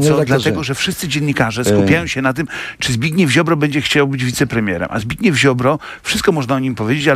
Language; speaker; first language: Polish; native; Polish